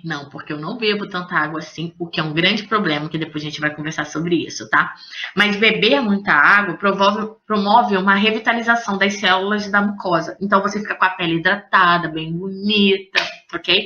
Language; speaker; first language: Portuguese; native; Portuguese